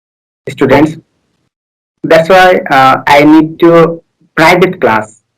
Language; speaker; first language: English; non-native, learner; Bangla